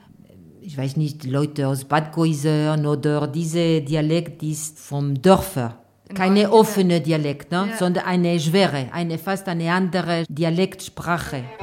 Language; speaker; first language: German; non-native, fluent; French